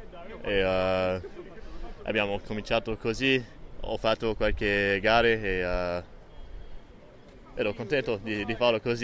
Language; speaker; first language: Italian; non-native, learner; English